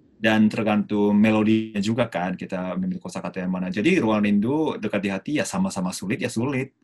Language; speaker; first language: Indonesian; non-native, fluent; Japanese